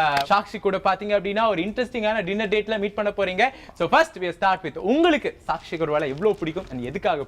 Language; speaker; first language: Tamil; native; Tamil